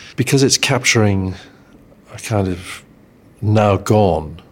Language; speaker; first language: English; native; English